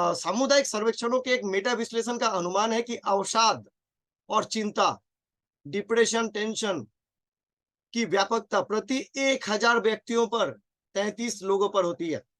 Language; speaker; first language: Hindi; native; Hindi